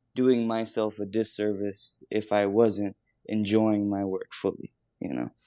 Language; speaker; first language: English; native; English